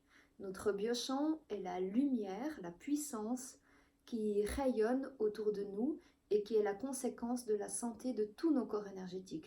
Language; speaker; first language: French; native; French